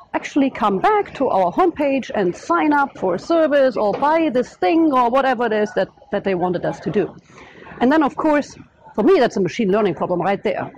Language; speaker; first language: English; non-native, fluent; German